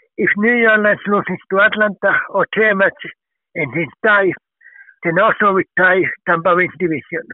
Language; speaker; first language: English; non-native, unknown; Finnish